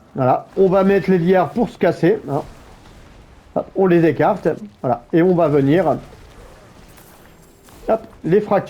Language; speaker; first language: French; native; French